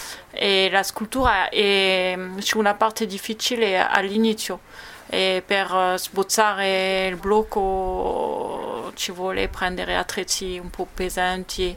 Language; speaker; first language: Italian; non-native, learner; French